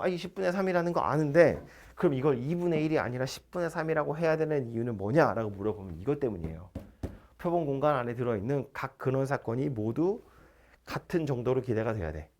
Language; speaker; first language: Korean; native; Korean